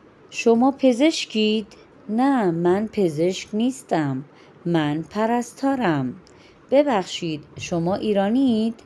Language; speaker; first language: Persian; non-native, fluent; Urdu